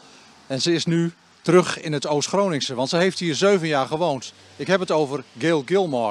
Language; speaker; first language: Dutch; native; Dutch